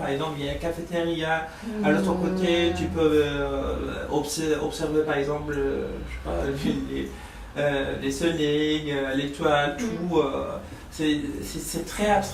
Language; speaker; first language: French; non-native, learner; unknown